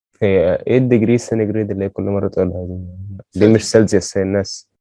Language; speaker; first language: Arabic; native; Arabic